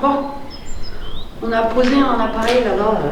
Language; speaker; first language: French; native; French